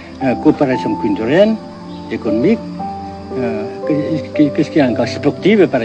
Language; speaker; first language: French; non-native, local second language; Vietnamese